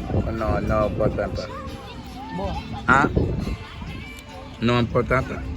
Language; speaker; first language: Spanish; non-native, learner; English